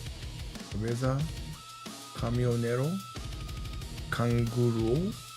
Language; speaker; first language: Spanish; non-native, learner; English